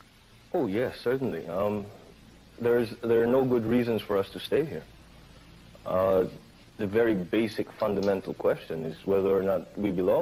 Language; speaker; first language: English; non-native, fluent; Filipino